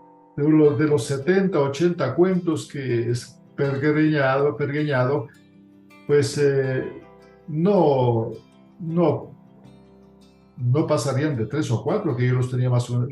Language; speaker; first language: Spanish; native; Spanish